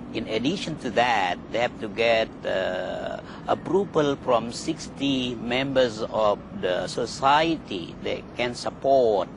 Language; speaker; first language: English; non-native, fluent; Indonesian